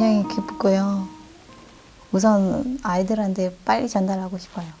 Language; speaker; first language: Korean; non-native, fluent; Khmer